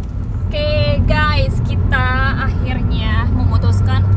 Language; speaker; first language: Indonesian; native; Indonesian